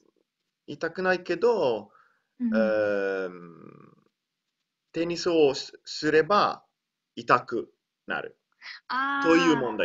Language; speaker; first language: Japanese; non-native, learner; Italian